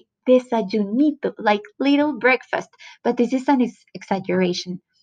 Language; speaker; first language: English; non-native, fluent; Spanish